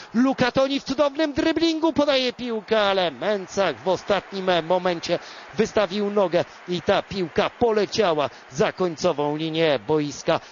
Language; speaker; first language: Polish; native; Polish